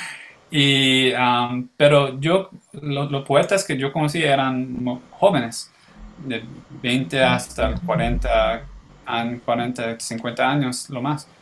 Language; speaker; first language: Spanish; early bilingual, heritage; English